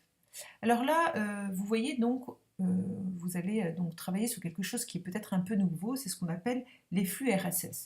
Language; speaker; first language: French; native; French